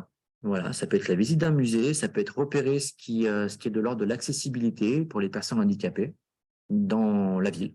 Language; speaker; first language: French; native; French